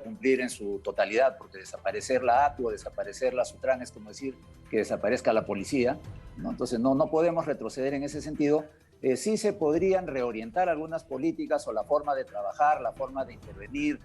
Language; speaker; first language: Spanish; native; Spanish